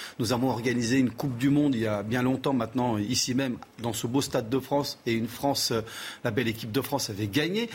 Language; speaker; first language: French; early bilingual, other home language; Portuguese